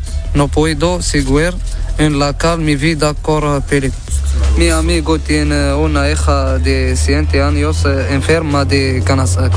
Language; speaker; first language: Spanish; non-native, learner; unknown